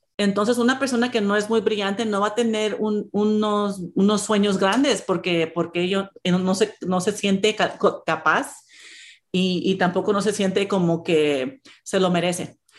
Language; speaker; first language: Spanish; early bilingual, heritage; Spanish